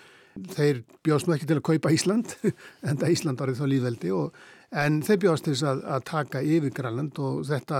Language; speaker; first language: Icelandic; native; Icelandic